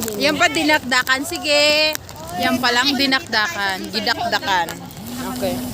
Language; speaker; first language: Filipino; non-native, local second language; Cebuano